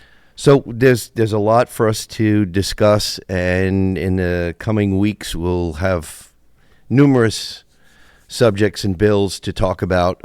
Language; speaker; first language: English; native; English